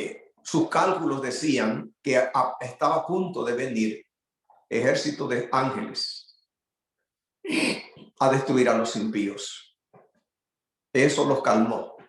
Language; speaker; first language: Spanish; native; Spanish